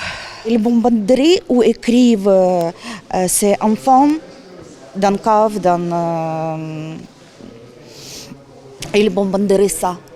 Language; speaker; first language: French; non-native, learner; Ukrainian